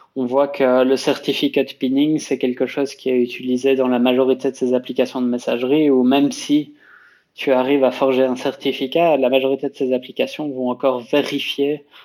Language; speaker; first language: French; native; French